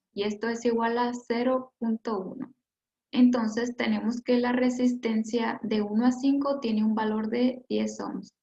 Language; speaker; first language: Spanish; native; Spanish